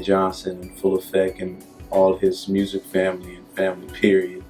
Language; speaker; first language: English; native; English